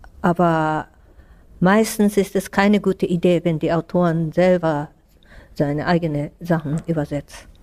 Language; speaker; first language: German; non-native, fluent; Japanese